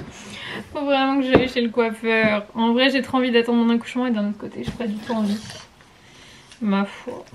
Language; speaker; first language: French; native; French